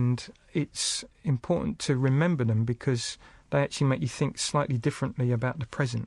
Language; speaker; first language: English; native; English